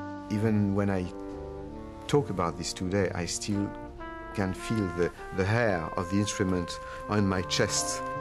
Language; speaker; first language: English; non-native, fluent; French